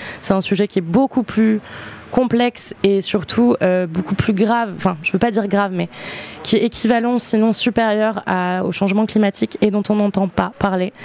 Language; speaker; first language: French; native; French